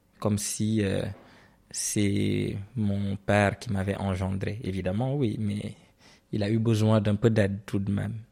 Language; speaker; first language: French; non-native, local second language; Serer